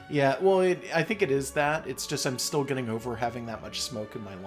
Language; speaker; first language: English; native; English